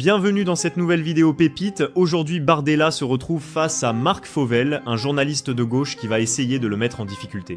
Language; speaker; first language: French; native; French